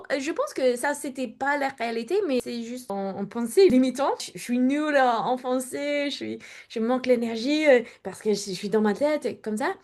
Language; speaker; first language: French; non-native, learner; English